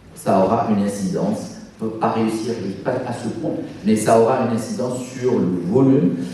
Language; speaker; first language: French; non-native, local second language; Arabic